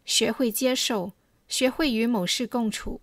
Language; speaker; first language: Chinese; native; Chinese